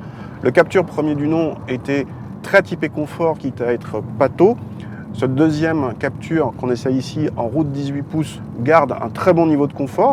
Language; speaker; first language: French; native; French